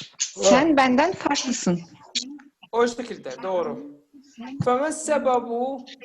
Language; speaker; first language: Turkish; non-native, learner; Arabic